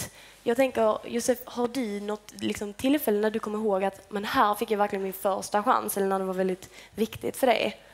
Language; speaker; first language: Swedish; native; Swedish